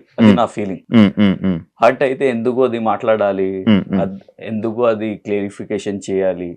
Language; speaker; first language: Telugu; non-native, learner; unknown